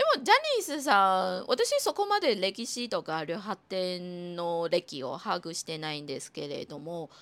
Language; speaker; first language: Japanese; non-native, fluent; Cantonese